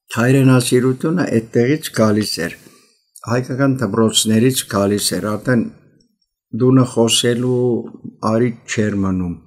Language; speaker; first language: Armenian; early bilingual, heritage; Armenian